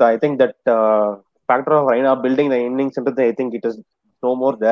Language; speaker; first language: English; non-native, local second language; Tamil